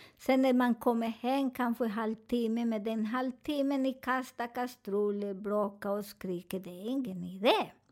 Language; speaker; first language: Swedish; non-native, learner; Spanish